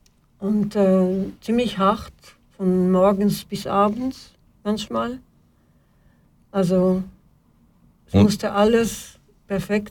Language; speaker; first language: German; non-native, fluent; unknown